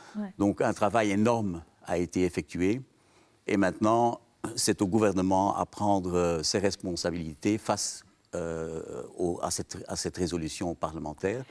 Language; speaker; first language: French; native; French